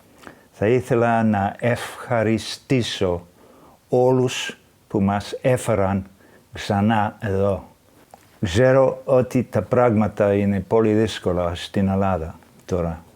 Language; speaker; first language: Greek; non-native, learner; English